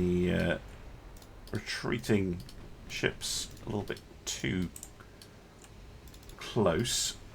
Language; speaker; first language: English; native; English